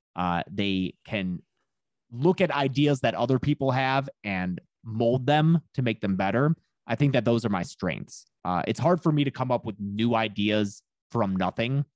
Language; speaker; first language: English; native; English